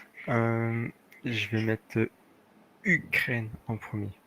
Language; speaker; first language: French; native; French